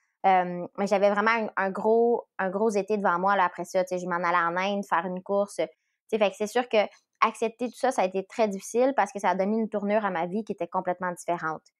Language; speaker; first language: French; native; French